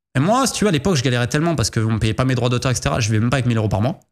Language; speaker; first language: French; native; French